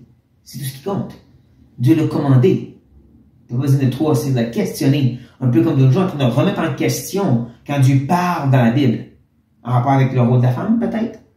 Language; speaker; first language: French; native; French